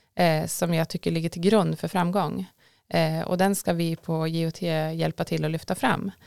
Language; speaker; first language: Swedish; native; Swedish